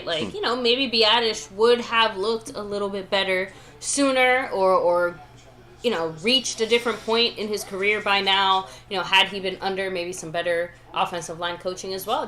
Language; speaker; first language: English; native; English